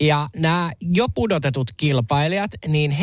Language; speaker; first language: Finnish; native; Finnish